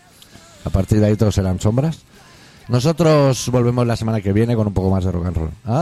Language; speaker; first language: Spanish; native; Spanish